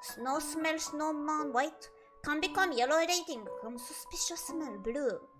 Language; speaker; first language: English; non-native, learner; Japanese